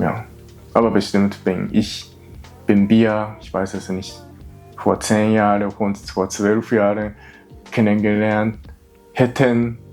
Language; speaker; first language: German; non-native, learner; Japanese